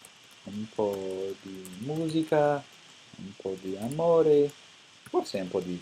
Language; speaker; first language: Italian; non-native, fluent; English